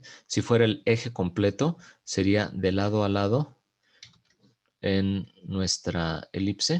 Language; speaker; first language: Spanish; native; Spanish